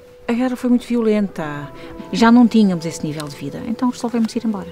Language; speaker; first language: Portuguese; native; Portuguese